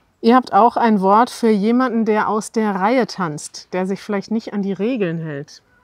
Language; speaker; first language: German; native; German